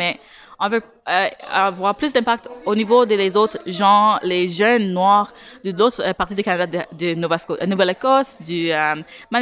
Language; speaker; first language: French; native; French